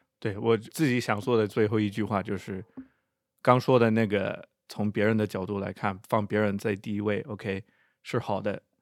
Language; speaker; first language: Chinese; non-native, fluent; English